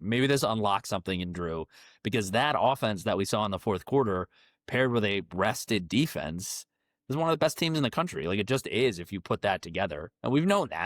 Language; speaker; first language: English; native; English